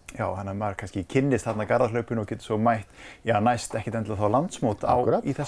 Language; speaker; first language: Icelandic; native; Icelandic